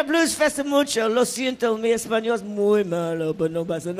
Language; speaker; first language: Spanish; non-native, learner; English